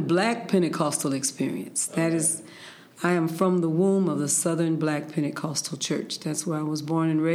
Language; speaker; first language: English; native; English